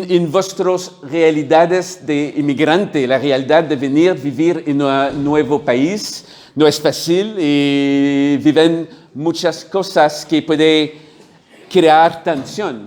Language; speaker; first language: Spanish; non-native, learner; French